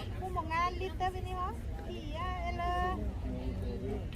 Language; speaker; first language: Swedish; non-native, learner; Thai